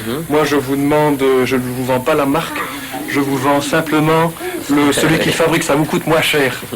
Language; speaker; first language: French; native; French